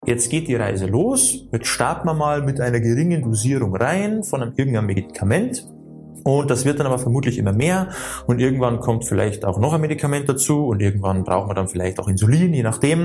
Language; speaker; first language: German; native; German